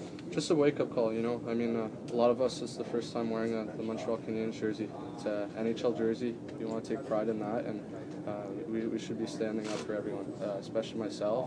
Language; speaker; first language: English; non-native, local second language; French